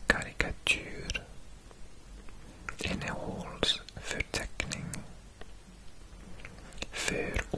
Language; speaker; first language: Swedish; non-native, learner; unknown